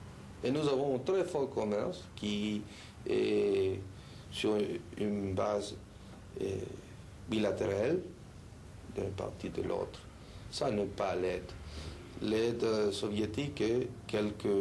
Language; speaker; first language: French; non-native, fluent; Spanish